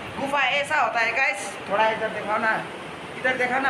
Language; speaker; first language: Hindi; non-native, local second language; Nepali